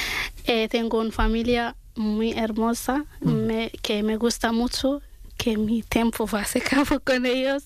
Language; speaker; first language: Spanish; non-native, learner; Arabic